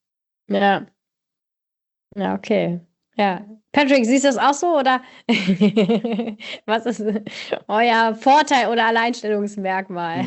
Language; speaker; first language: German; native; German